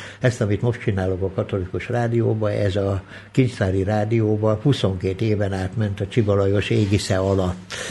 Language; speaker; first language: Hungarian; early bilingual, other home language; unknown